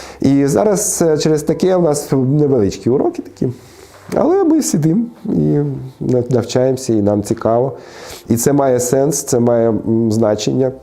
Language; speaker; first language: Ukrainian; non-native, local second language; Russian